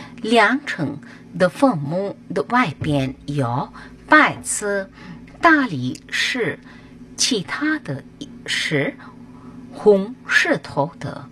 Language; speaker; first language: Chinese; non-native, learner; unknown